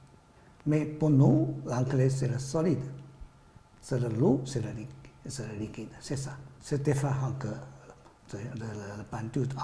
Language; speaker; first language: French; non-native, learner; Chinese